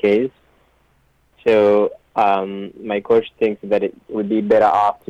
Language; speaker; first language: English; non-native, local second language; Kinyarwanda